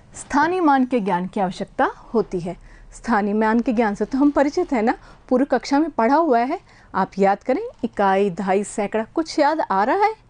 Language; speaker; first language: Hindi; native; Hindi